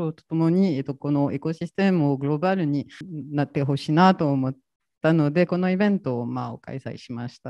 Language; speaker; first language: Japanese; non-native, fluent; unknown